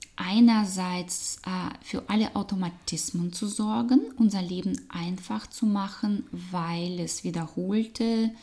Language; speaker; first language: German; non-native, fluent; Russian